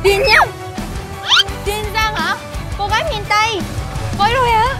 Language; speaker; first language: Vietnamese; non-native, fluent; Korean